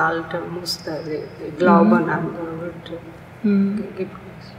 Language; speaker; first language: German; non-native, learner; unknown